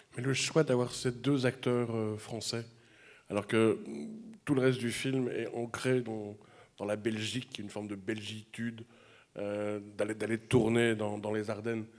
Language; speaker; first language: French; native; French